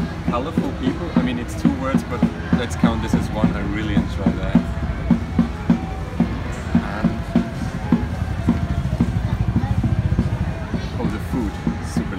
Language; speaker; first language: English; non-native, fluent; German